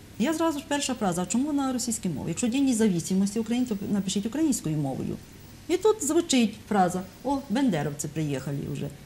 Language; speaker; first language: Ukrainian; native; Ukrainian